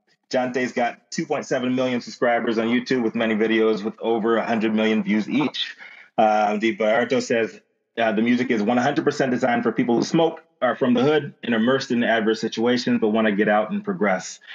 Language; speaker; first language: English; native; English